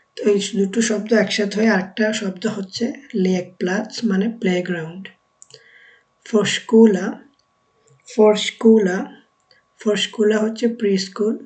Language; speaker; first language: Bangla; native; Bangla